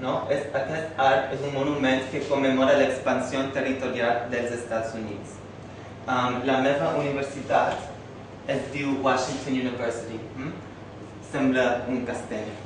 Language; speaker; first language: Catalan; non-native, fluent; English